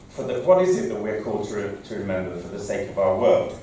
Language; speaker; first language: English; native; English